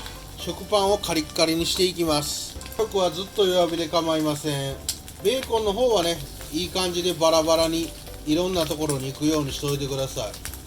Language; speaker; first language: Japanese; native; Japanese